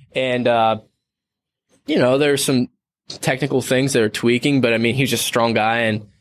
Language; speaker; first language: English; native; English